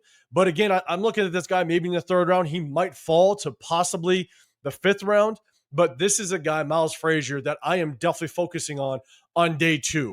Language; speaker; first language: English; native; English